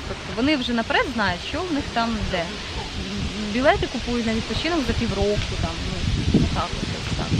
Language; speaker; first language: Ukrainian; native; Ukrainian